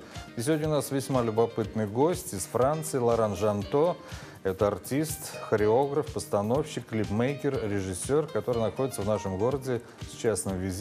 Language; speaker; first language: Russian; native; Russian